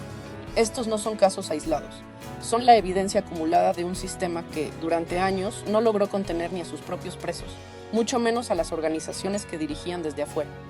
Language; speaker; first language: Spanish; native; Spanish